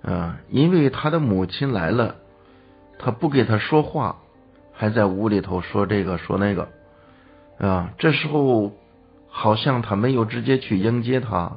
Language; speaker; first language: Chinese; native; Chinese